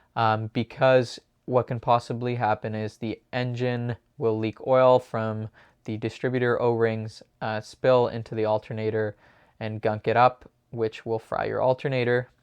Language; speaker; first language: English; native; English